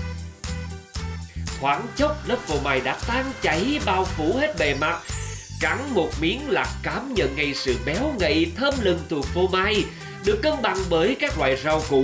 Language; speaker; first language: Vietnamese; native; Vietnamese